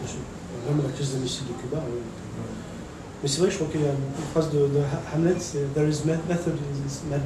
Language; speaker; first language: French; native; French